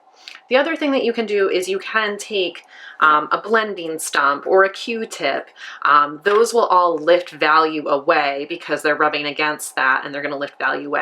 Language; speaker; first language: English; native; English